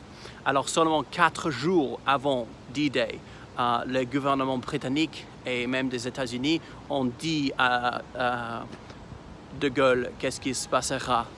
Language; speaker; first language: French; non-native, fluent; English